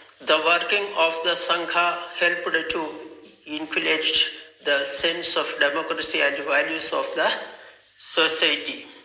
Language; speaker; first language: English; non-native, local second language; Malayalam